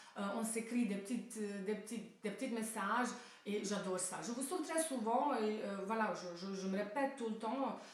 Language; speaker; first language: French; non-native, fluent; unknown